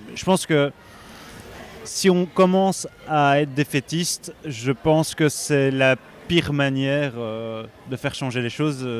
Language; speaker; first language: French; native; French